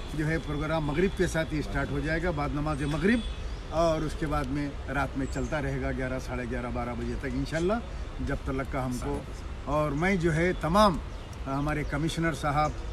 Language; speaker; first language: Urdu; native; Urdu